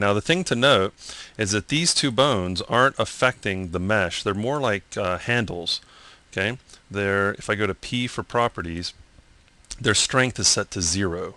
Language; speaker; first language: English; native; English